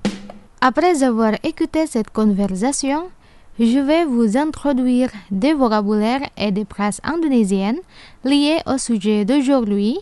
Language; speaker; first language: French; non-native, fluent; Indonesian